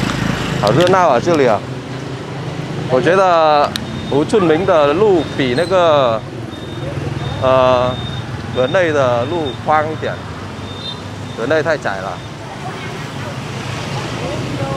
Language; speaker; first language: Chinese; non-native, learner; Vietnamese